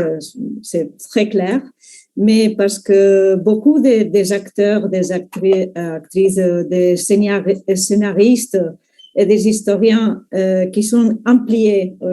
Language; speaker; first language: French; non-native, fluent; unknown